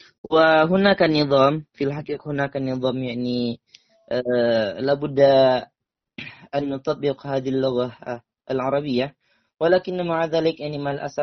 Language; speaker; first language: Arabic; non-native, learner; Indonesian